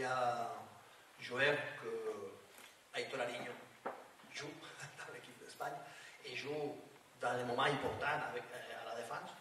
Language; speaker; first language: French; non-native, learner; Spanish